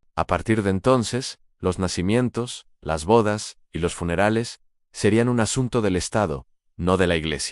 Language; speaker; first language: Spanish; native; Spanish